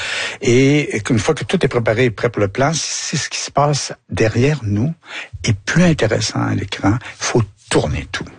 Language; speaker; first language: French; native; French